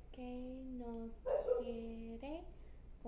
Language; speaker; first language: Spanish; non-native, learner; English